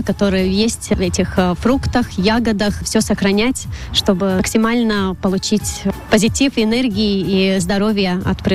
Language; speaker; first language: Russian; non-native, local second language; Latvian